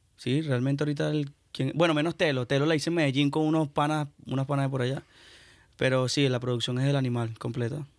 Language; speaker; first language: Spanish; native; Spanish